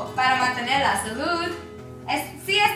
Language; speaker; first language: Spanish; non-native, learner; English